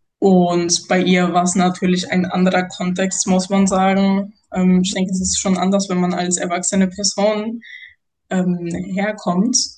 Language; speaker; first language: German; non-native, fluent; Spanish